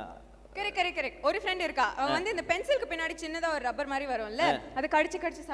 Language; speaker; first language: Tamil; native; Tamil